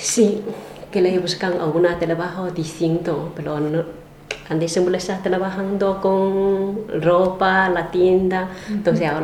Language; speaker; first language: Spanish; non-native, learner; Chinese